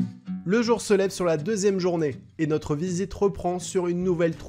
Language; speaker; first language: French; native; French